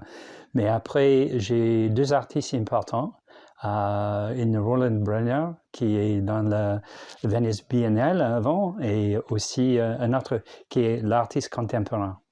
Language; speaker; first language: French; non-native, learner; English